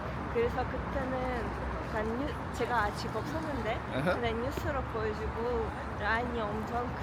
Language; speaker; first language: Korean; non-native, learner; Russian